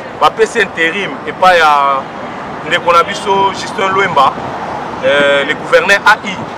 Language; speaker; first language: Lingala; non-native, local second language; Kongo